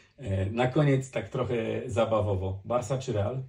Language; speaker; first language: Polish; native; Polish